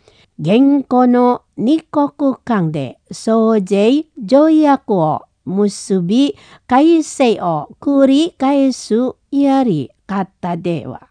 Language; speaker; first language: Japanese; non-native, fluent; Indonesian